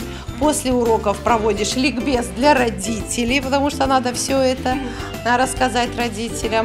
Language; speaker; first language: Russian; native; Russian